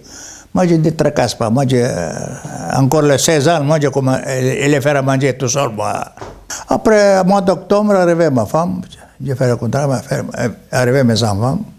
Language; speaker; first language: French; non-native, learner; Greek